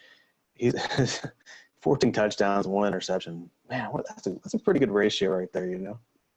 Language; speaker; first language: English; native; English